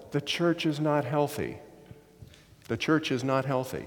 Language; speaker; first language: English; native; English